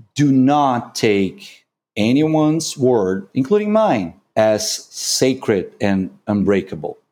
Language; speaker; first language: English; non-native, fluent; Portuguese